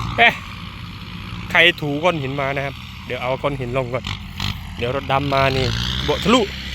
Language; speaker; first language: Thai; non-native, local second language; Khmer